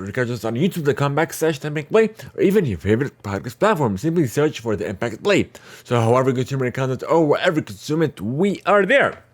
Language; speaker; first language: English; early bilingual, heritage; Arabic